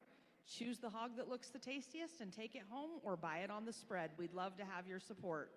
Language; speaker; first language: English; native; English